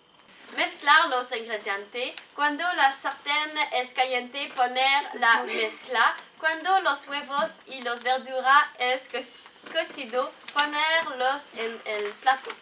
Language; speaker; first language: Spanish; non-native, learner; French